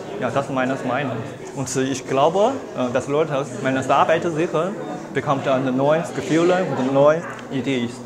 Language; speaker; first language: German; non-native, learner; Chinese